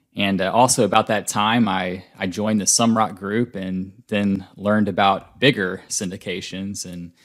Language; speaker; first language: English; native; English